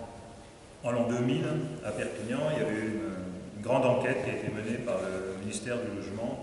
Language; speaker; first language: French; native; French